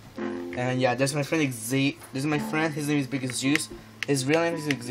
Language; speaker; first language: English; native; English